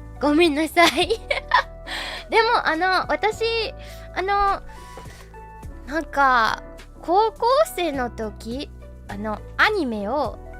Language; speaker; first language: Japanese; non-native, learner; English